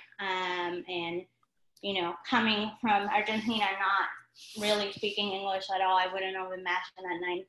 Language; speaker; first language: English; non-native, fluent; Spanish